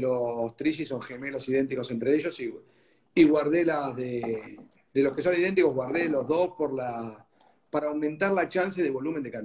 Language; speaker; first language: Spanish; native; Spanish